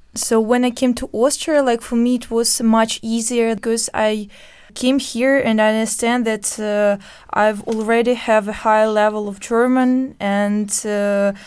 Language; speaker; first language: English; early bilingual, other home language; Ukrainian